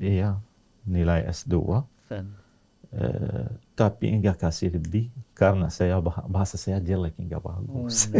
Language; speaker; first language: Indonesian; non-native, learner; Arabic